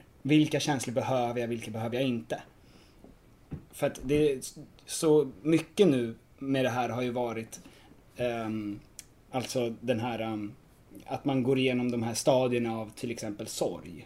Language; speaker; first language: Swedish; native; Swedish